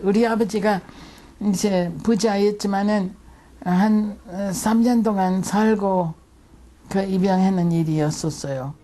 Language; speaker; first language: Korean; non-native, fluent; English